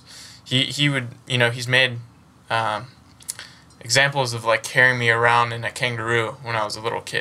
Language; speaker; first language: English; native; English